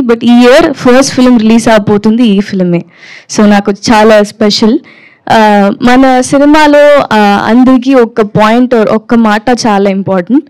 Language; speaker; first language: Telugu; non-native, learner; Tamil